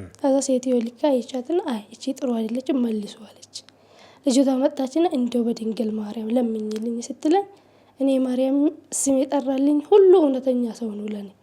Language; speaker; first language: Amharic; non-native, local second language; Oromo